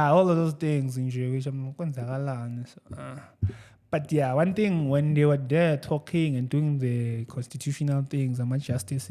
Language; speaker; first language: English; non-native, local second language; Zulu